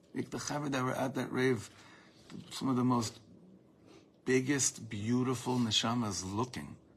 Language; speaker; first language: English; native; English